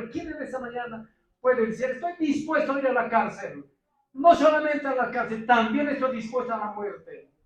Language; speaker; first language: Spanish; non-native, local second language; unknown